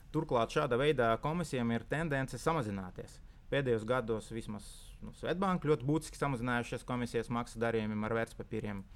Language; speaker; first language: Latvian; non-native, local second language; Russian